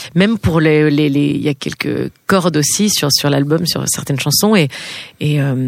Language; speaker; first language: French; native; French